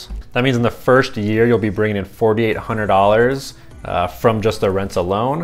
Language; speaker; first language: English; native; English